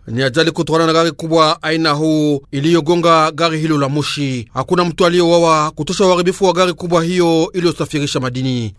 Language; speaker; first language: Swahili; native; Swahili